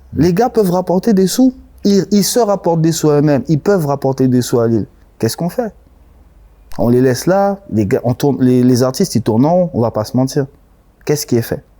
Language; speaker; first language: French; native; French